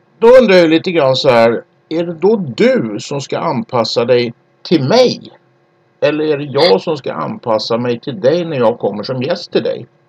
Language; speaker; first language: Swedish; native; Swedish